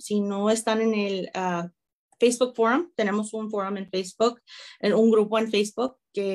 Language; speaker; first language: Spanish; early bilingual, heritage; Spanish